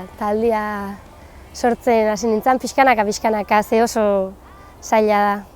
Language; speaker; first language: Basque; native; Basque